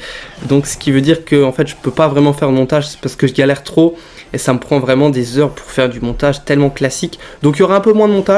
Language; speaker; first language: French; native; French